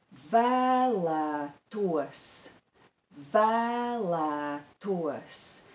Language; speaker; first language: Latvian; native; Latvian